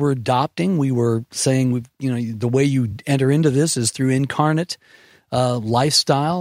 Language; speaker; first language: English; native; English